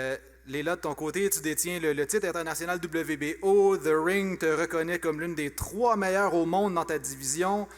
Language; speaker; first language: French; native; French